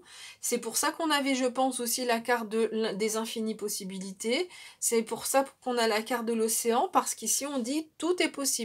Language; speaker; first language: French; native; French